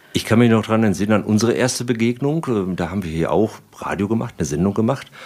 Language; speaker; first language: German; native; German